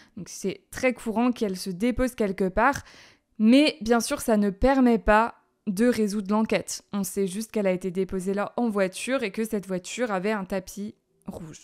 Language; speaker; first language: French; native; French